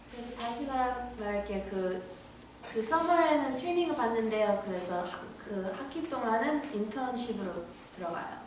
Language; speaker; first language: Korean; early bilingual, heritage; English